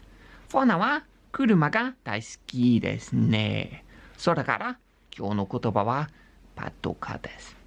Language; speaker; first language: Japanese; non-native, learner; English